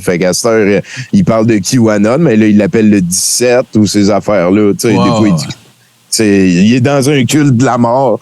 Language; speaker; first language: French; native; French